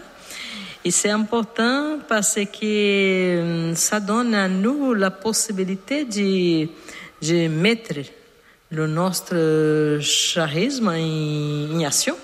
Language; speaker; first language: French; non-native, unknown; Portuguese